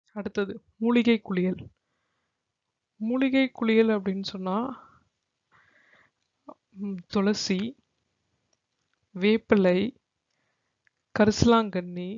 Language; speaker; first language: Tamil; native; Tamil